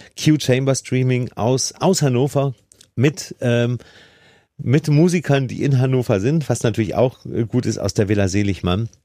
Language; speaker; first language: German; native; German